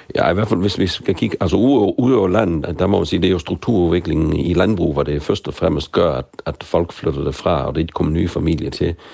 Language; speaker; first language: Danish; non-native, local second language; German